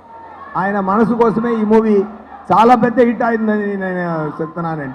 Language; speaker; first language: Telugu; non-native, learner; Tamil